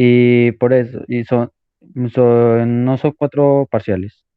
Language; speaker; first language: Spanish; native; Spanish